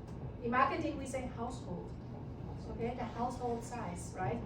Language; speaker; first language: English; non-native, fluent; Chinese